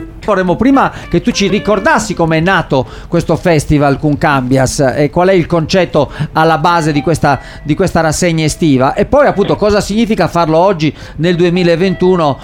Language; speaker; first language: Italian; native; Italian